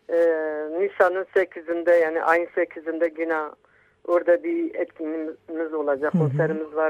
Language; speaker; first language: Turkish; non-native, local second language; Kurdish